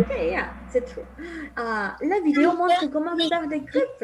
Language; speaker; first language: French; non-native, fluent; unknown